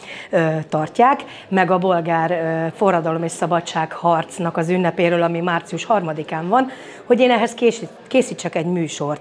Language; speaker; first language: Hungarian; early bilingual, heritage; Bulgarian